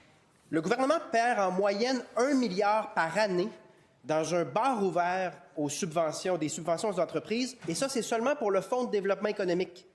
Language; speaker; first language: French; native; French